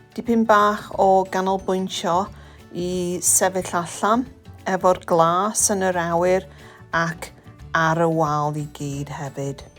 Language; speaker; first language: Welsh; non-native, learner; English